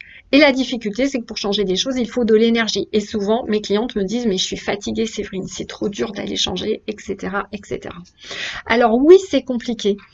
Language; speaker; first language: French; native; French